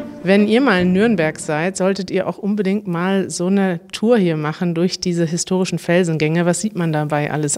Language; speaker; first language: German; native; German